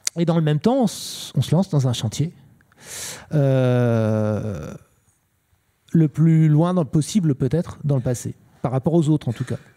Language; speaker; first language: French; native; French